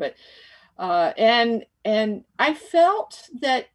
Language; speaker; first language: English; native; English